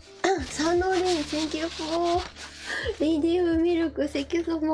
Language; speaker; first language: English; non-native, learner; Japanese